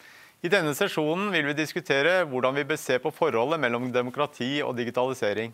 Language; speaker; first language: Norwegian; native; Norwegian